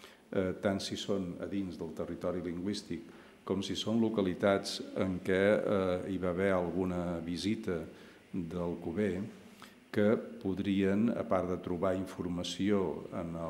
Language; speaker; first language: Catalan; native; Catalan